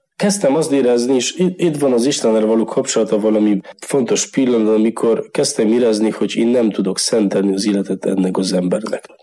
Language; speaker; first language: Hungarian; non-native, learner; Polish